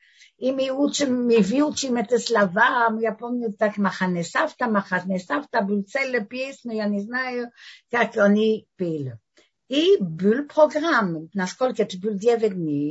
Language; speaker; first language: Russian; non-native, fluent; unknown